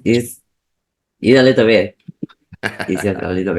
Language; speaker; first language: English; non-native, learner; Vietnamese